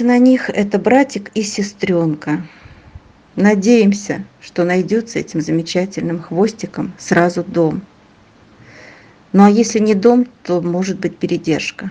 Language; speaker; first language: Russian; native; Russian